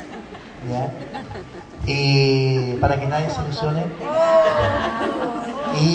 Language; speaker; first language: Spanish; native; Spanish